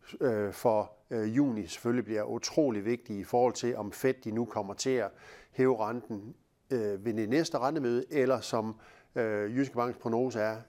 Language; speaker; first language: Danish; native; Danish